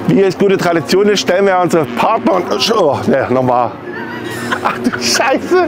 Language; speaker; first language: German; native; German